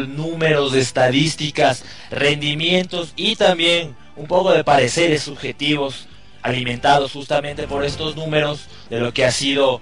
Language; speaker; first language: Spanish; native; Spanish